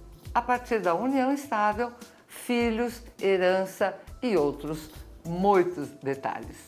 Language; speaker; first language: Portuguese; native; Portuguese